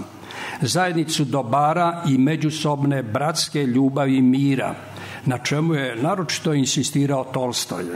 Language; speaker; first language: Serbian; native; Serbian